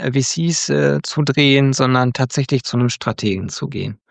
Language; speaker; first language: German; native; German